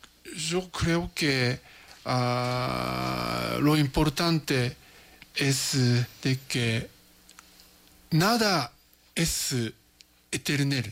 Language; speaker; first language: Spanish; non-native, learner; Japanese